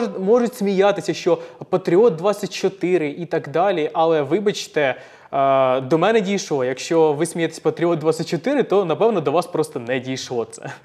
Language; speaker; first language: Ukrainian; native; Ukrainian